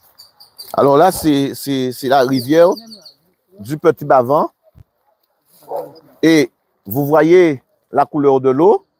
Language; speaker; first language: French; native; French